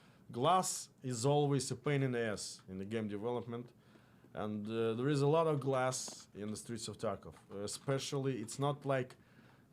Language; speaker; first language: English; non-native, fluent; Russian